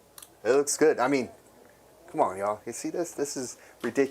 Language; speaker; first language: English; native; English